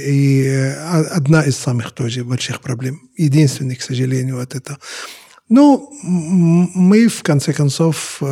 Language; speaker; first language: Russian; non-native, fluent; Arabic